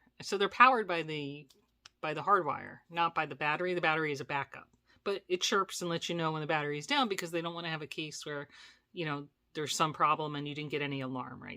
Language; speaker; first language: English; native; English